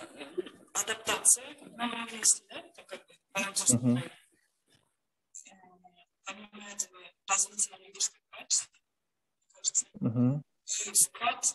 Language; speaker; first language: Russian; non-native, local second language; Kyrgyz